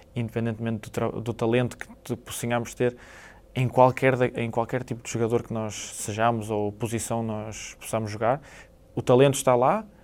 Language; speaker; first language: Portuguese; native; Portuguese